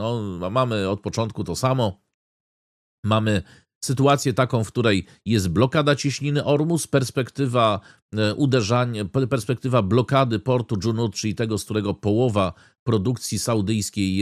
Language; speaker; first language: Polish; native; Polish